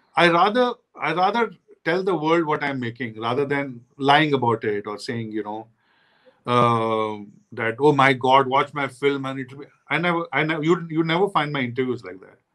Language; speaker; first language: English; non-native, local second language; Hindi